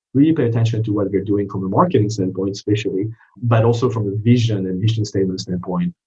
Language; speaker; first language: English; non-native, fluent; French